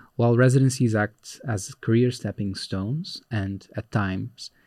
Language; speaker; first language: English; non-native, fluent; Portuguese